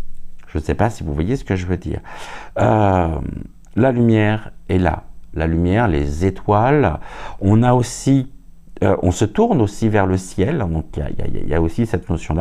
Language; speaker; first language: French; native; French